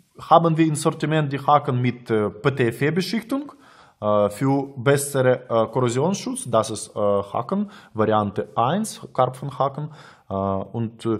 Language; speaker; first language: German; non-native, learner; Russian